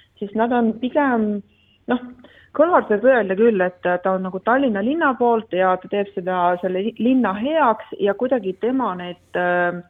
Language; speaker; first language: Estonian; non-native, local second language; Russian